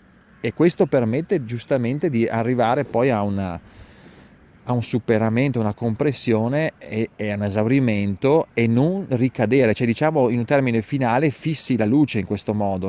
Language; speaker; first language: Italian; native; Italian